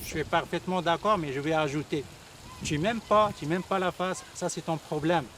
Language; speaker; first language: French; non-native, local second language; Arabic